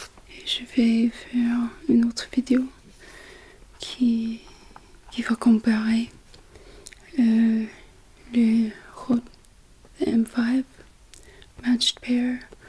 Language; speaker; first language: French; non-native, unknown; English